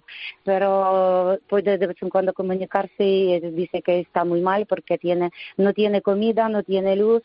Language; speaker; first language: Spanish; non-native, learner; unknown